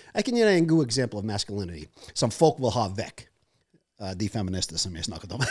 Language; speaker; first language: Norwegian; non-native, fluent; English